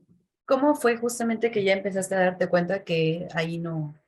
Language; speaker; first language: Spanish; native; Spanish